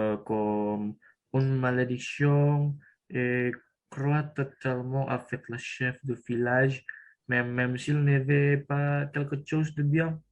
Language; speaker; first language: French; non-native, learner; Indonesian